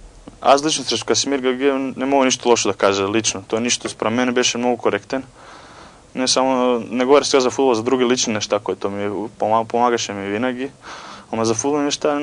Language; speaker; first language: Bulgarian; non-native, fluent; Croatian